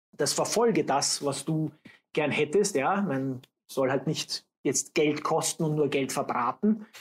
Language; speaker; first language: German; early bilingual, other home language; English